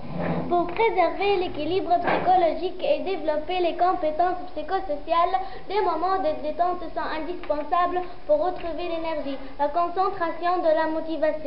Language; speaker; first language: French; non-native, learner; Arabic